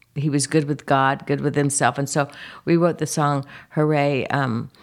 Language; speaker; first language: English; native; English